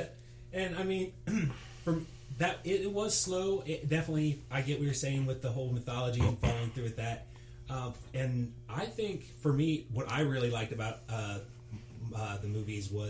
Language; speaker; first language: English; native; English